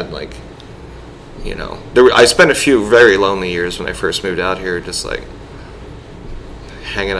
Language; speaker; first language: English; native; English